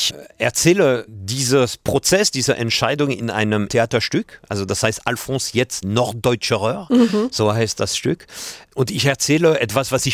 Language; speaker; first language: German; non-native, fluent; French